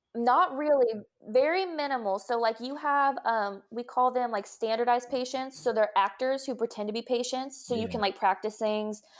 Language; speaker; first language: English; native; English